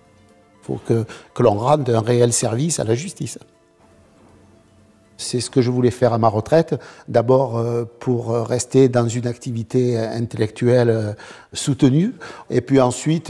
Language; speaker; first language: French; native; French